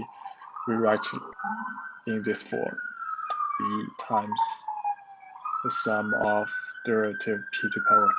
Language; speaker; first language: English; non-native, learner; Chinese